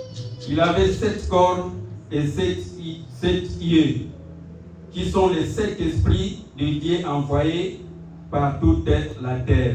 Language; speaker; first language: French; non-native, local second language; Lingala